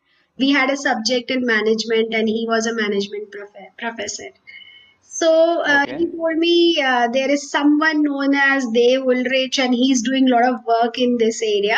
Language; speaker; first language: English; non-native, local second language; Hindi